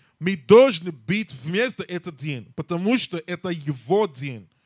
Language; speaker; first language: Russian; non-native, learner; English